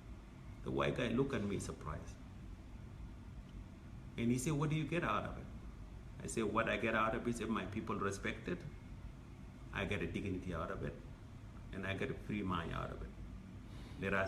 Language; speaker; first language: English; non-native, fluent; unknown